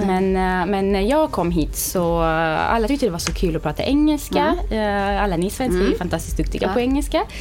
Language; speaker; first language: Swedish; non-native, fluent; Romanian